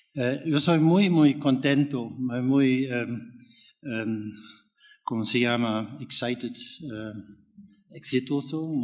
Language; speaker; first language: Spanish; non-native, fluent; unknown